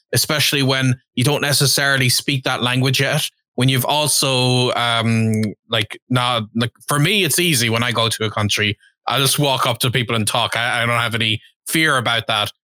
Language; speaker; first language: English; native; English